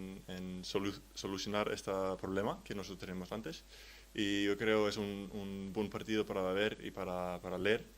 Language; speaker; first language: Spanish; non-native, learner; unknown